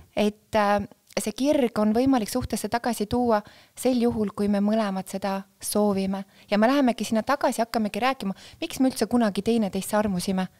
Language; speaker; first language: Estonian; native; Estonian